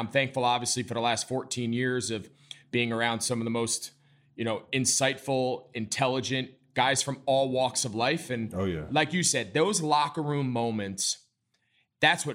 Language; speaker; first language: English; native; English